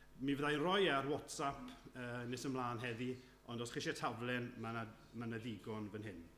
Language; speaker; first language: Welsh; native; Welsh